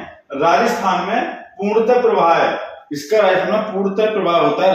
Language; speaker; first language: Hindi; native; Hindi